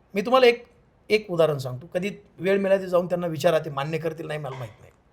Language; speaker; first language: Marathi; native; Marathi